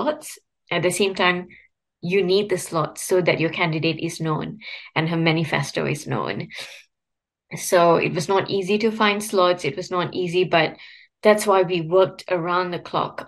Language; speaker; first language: English; non-native, local second language; Tamil